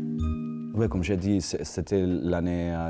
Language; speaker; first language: French; non-native, learner; Spanish